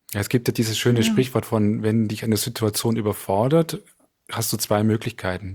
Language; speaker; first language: German; native; German